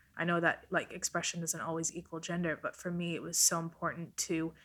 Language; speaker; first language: English; non-native, fluent; Italian